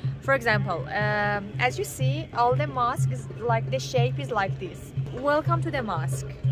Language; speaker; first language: English; non-native, fluent; Persian